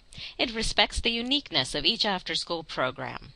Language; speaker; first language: English; native; English